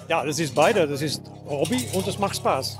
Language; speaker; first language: German; non-native, learner; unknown